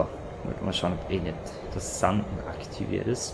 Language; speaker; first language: German; native; German